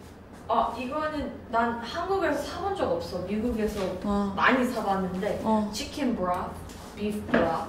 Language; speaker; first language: Korean; non-native, learner; English